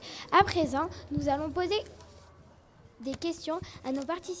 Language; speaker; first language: French; native; French